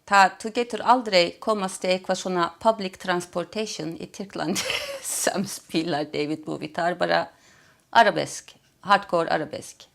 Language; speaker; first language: Icelandic; non-native, fluent; Turkish